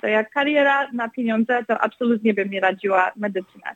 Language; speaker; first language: Polish; early bilingual, other home language; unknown